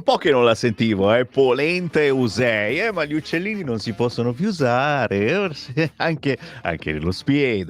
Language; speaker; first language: Italian; native; Italian